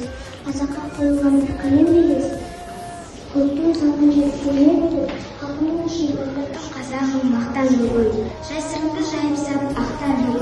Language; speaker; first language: Kazakh; native; Kazakh